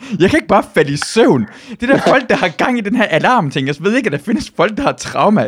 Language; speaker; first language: Danish; early bilingual, other home language; Persian